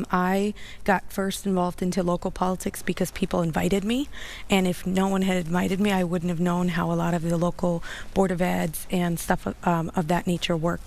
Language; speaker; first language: English; early bilingual, other home language; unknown